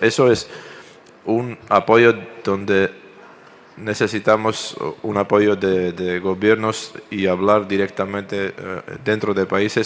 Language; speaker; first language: Spanish; non-native, fluent; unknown